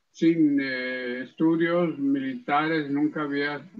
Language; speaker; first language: Spanish; early bilingual, heritage; Spanish